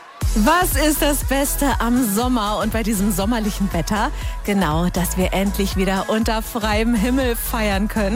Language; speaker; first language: German; native; German